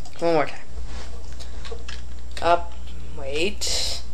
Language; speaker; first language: English; native; English